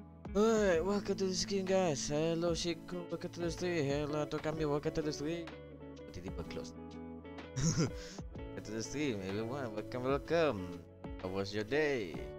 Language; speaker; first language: English; non-native, local second language; Malay